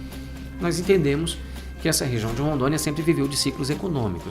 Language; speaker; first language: Portuguese; native; Portuguese